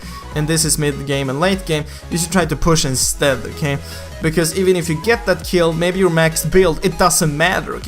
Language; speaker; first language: English; non-native, fluent; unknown